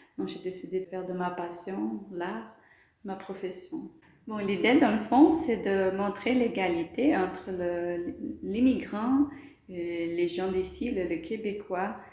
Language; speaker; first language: French; non-native, fluent; Portuguese